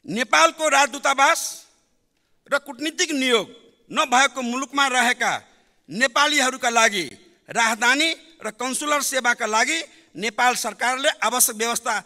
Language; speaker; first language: Nepali; non-native, local second language; Maithili